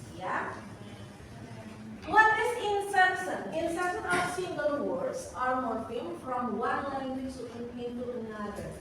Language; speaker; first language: English; non-native, fluent; Indonesian